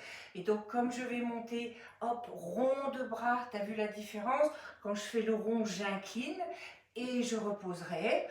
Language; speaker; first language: French; native; French